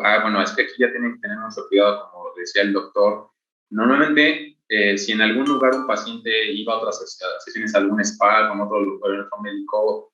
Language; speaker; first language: Spanish; native; Spanish